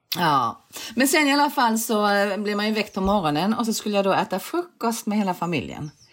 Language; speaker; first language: Swedish; early bilingual, other home language; Korean